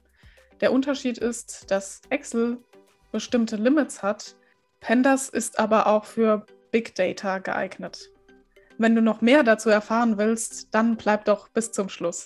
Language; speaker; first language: German; native; German